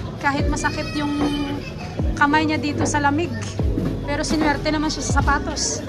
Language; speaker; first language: Filipino; native; Filipino